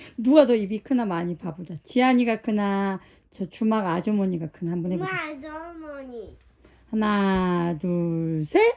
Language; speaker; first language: Korean; native; Korean